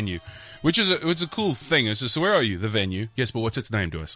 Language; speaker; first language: English; native; English